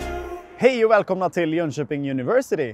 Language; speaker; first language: Swedish; native; Swedish